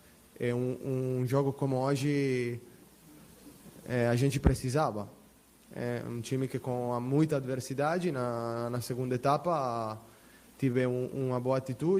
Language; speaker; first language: Portuguese; non-native, fluent; Italian